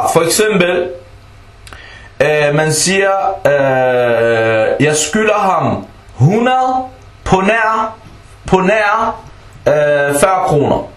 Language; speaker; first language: Danish; early bilingual, other home language; Arabic